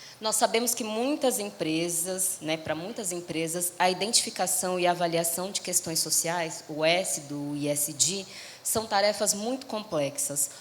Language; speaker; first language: Portuguese; native; Portuguese